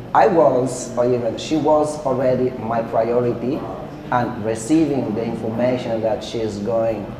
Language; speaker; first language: English; non-native, fluent; Portuguese